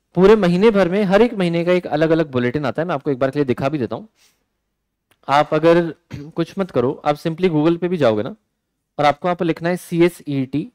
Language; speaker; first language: Hindi; native; Hindi